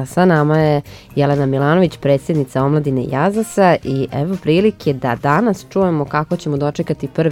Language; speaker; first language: Serbian; native; Serbian